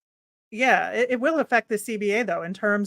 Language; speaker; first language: English; native; English